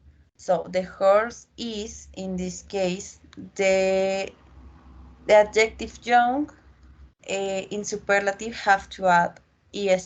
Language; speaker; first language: English; non-native, learner; Spanish